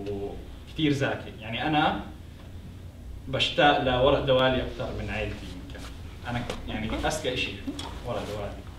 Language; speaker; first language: Arabic; native; Arabic